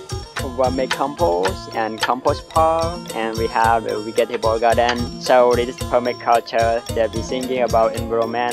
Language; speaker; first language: English; non-native, learner; Khmer